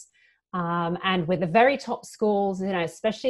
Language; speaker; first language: English; native; English